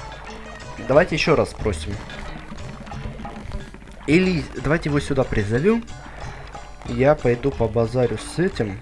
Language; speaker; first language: Russian; native; Russian